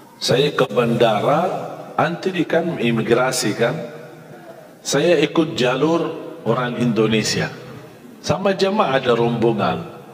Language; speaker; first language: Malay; non-native, fluent; Arabic